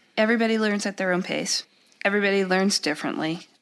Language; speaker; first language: English; native; English